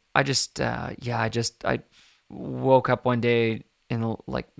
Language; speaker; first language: English; native; English